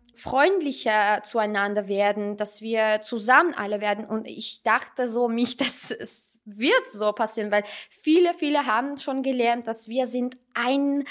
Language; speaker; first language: German; non-native, fluent; Russian